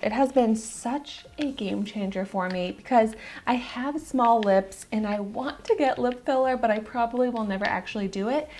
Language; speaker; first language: English; native; English